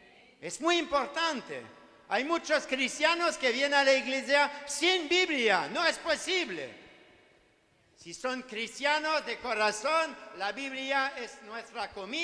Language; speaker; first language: Spanish; non-native, learner; French